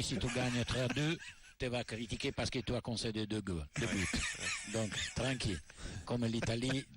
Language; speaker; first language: French; non-native, learner; Italian